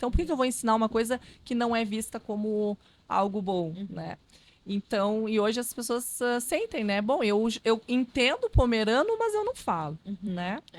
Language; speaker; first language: Portuguese; non-native, local second language; Low German